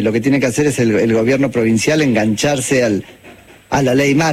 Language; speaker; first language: Spanish; native; Spanish